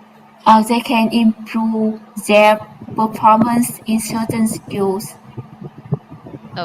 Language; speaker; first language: English; non-native, learner; Vietnamese